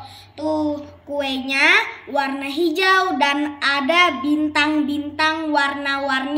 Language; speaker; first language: Indonesian; native; Indonesian